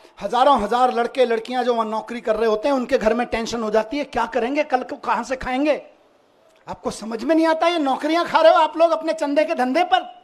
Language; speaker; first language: Hindi; native; Hindi